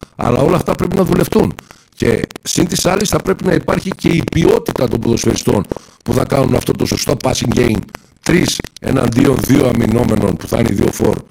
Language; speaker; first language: Greek; native; Greek